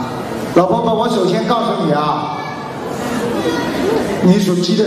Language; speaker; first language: Chinese; native; Chinese